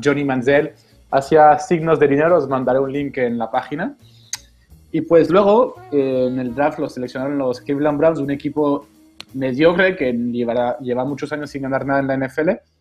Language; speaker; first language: Spanish; non-native, fluent; French